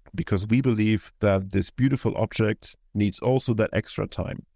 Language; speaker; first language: English; non-native, fluent; German